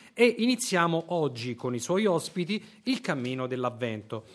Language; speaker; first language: Italian; native; Italian